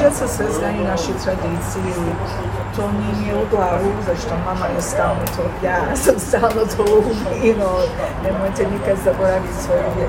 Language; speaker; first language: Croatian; early bilingual, heritage; Serbian